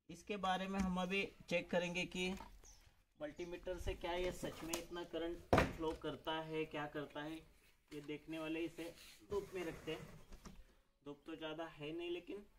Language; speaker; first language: Hindi; non-native, local second language; Marathi